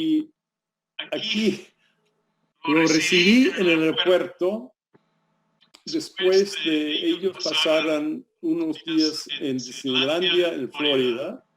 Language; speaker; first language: Spanish; non-native, fluent; English